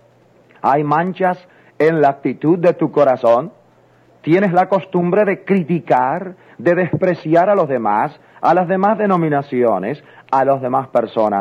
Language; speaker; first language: Spanish; native; Spanish